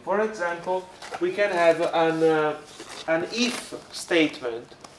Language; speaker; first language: English; non-native, fluent; Italian